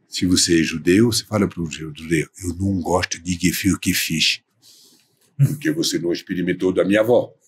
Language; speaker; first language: Portuguese; non-native, fluent; French